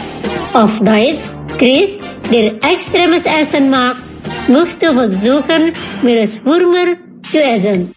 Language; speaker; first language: German; non-native, fluent; Indonesian